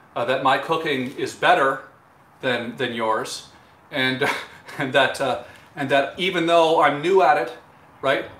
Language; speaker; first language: English; native; English